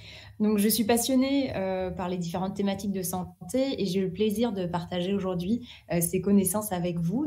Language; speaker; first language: French; native; French